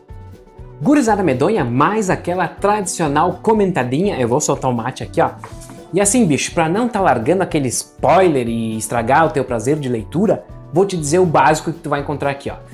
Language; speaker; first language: Portuguese; native; Portuguese